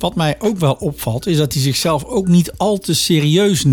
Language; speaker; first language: Dutch; native; Dutch